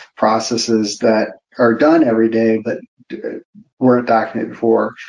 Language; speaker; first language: English; native; English